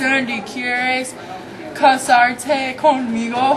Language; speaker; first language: Spanish; non-native, learner; English